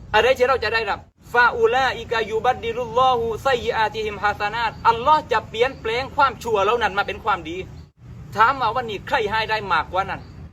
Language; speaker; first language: Thai; non-native, local second language; Malay